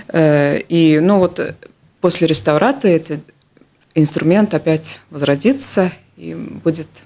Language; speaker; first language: Russian; non-native, local second language; Latvian